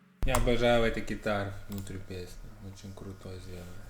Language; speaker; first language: Russian; non-native, learner; English